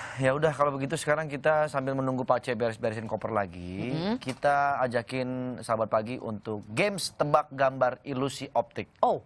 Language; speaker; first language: Indonesian; native; Indonesian